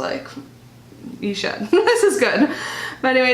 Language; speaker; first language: English; native; English